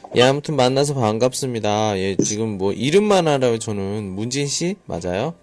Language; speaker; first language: Korean; native; Korean